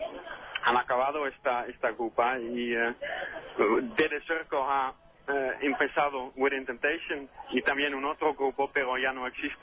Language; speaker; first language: Spanish; non-native, learner; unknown